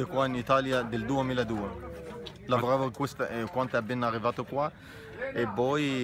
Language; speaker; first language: Italian; non-native, learner; Arabic